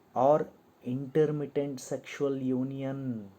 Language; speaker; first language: English; non-native, local second language; Kannada